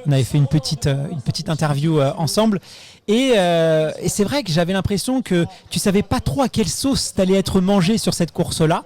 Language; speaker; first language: French; native; French